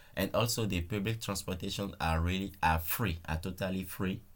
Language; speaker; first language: English; non-native, fluent; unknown